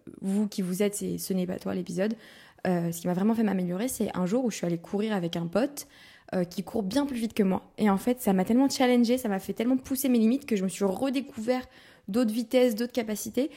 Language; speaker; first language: French; native; French